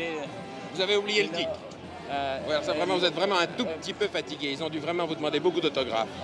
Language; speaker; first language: French; native; French